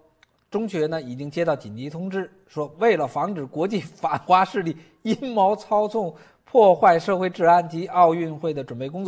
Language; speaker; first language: Chinese; native; Chinese